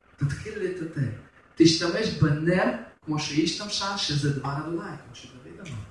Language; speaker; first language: Hebrew; non-native, fluent; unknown